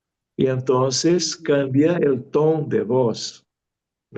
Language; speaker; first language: Spanish; non-native, fluent; Portuguese